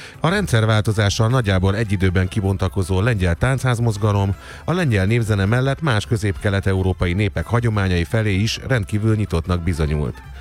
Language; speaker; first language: Hungarian; native; Hungarian